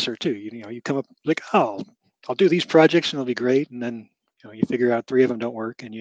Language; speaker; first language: English; native; English